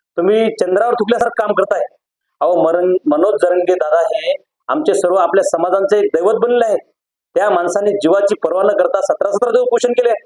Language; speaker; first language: Marathi; native; Marathi